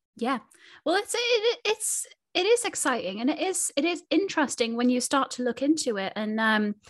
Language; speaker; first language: English; native; English